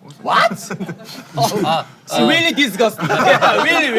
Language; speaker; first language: English; non-native, learner; Korean